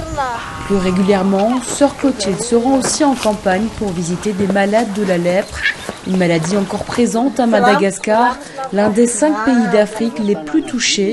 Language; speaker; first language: French; native; French